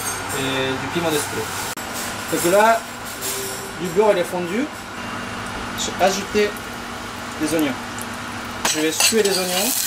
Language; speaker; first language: French; non-native, learner; Japanese